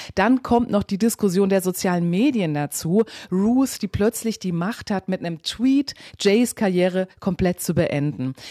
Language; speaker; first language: German; native; German